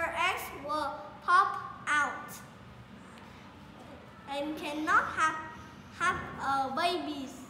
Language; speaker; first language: English; non-native, learner; Vietnamese